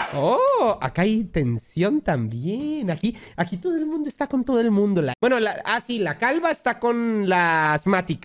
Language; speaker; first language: Spanish; native; Spanish